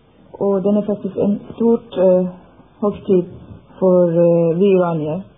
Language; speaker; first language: Swedish; non-native, fluent; Persian